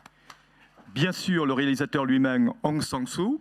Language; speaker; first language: French; native; French